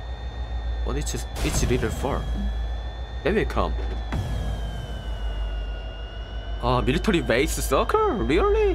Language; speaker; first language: English; non-native, learner; Korean